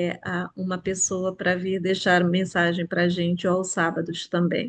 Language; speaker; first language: Portuguese; native; Portuguese